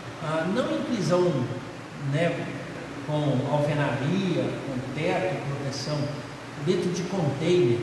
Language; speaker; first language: Portuguese; native; Portuguese